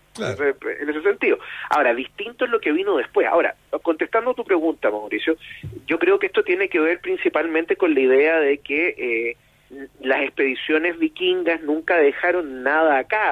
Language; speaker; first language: Spanish; native; Spanish